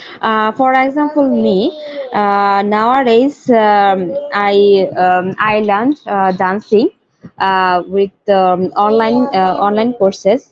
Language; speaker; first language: English; non-native, learner; Bangla